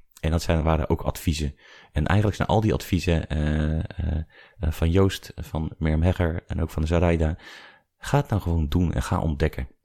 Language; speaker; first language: Dutch; native; Dutch